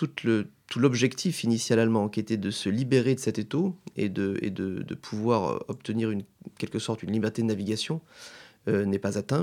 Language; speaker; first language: French; native; French